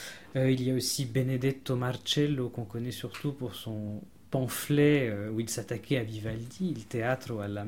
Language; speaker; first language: French; native; French